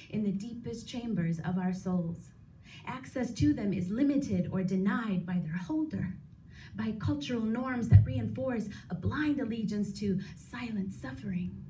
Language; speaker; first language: English; native; English